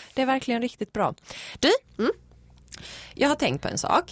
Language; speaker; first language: Swedish; early bilingual, other home language; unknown